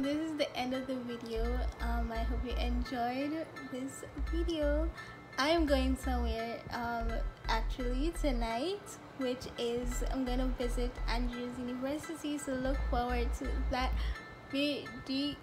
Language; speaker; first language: English; native; English